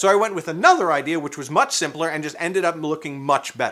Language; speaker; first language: English; native; English